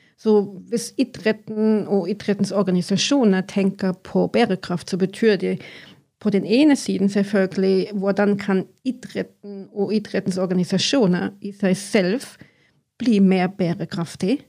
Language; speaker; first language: Norwegian; non-native, fluent; German